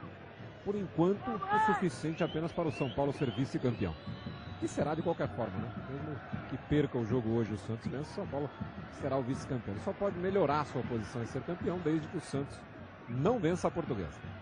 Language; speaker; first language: Portuguese; native; Portuguese